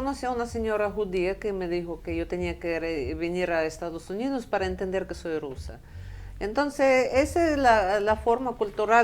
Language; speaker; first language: Spanish; non-native, fluent; Russian